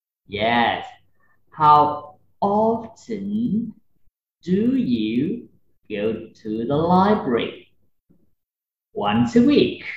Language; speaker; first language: English; non-native, fluent; Vietnamese